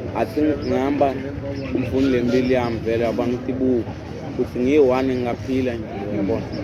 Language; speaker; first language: Zulu; non-native, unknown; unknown